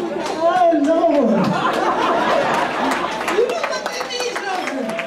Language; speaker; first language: English; native; English